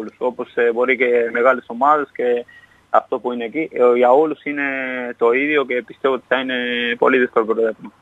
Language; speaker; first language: Greek; non-native, fluent; Spanish